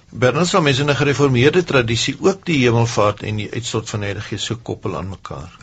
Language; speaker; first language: Afrikaans; native; Afrikaans